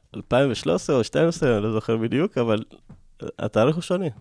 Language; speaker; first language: Hebrew; early bilingual, other home language; Amharic